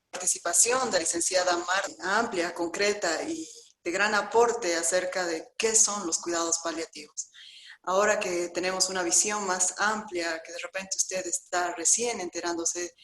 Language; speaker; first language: Spanish; native; Spanish